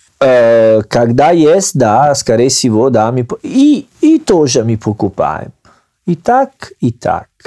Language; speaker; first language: Russian; non-native, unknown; Italian